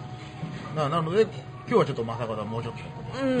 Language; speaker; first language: Japanese; native; Japanese